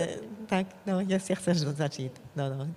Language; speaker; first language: Czech; non-native, fluent; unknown